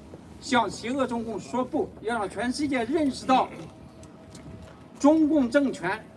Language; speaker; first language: Chinese; native; Chinese